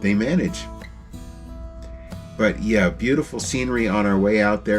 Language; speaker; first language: English; native; English